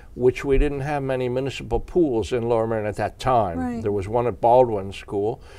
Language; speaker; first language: English; native; English